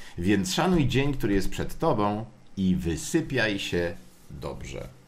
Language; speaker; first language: Polish; native; Polish